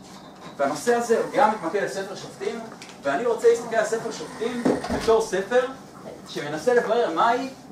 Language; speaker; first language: Hebrew; native; Hebrew